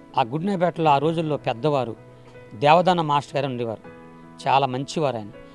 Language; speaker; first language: Telugu; non-native, local second language; Koya